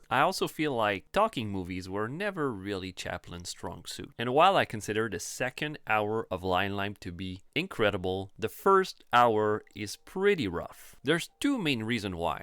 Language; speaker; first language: English; non-native, fluent; French